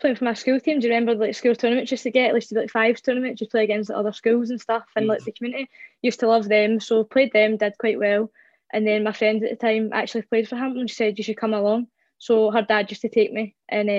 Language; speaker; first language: English; native; English